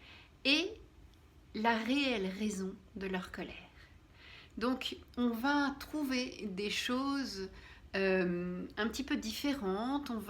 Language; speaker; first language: French; native; French